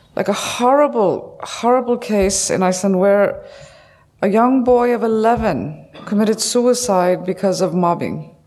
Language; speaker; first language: English; non-native, fluent; Icelandic